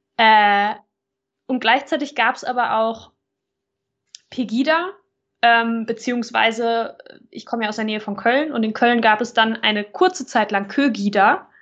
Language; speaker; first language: German; native; German